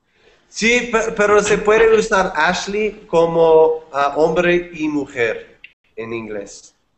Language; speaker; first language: Spanish; non-native, fluent; English